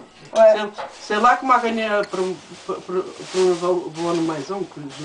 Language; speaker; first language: French; non-native, learner; Portuguese